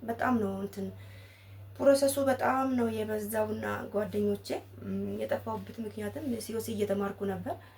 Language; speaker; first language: Amharic; native; Amharic